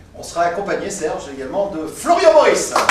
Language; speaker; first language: French; native; French